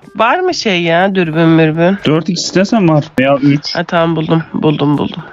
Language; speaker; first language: Turkish; native; Turkish